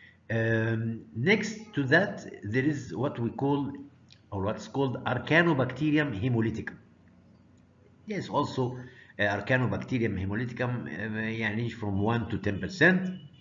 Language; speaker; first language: English; non-native, fluent; Arabic